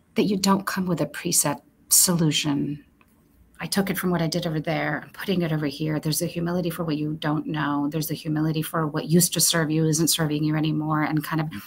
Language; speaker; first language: English; early bilingual, other home language; Romanian